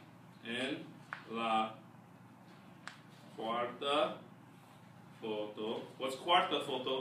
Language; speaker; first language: Spanish; non-native, fluent; English